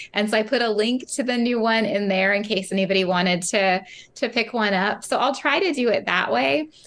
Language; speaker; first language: English; native; English